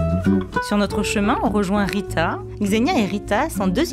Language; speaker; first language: French; native; French